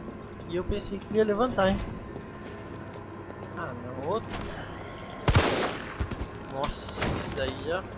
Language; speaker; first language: Portuguese; native; Portuguese